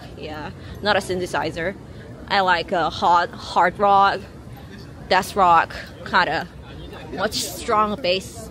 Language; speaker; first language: English; non-native, learner; Korean